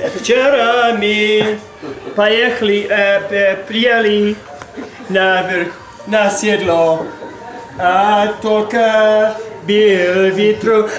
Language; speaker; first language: Russian; non-native, learner; English